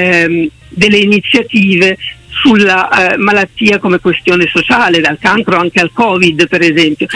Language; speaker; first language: Italian; native; Italian